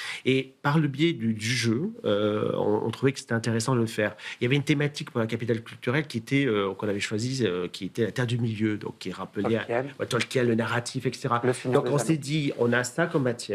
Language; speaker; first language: French; native; French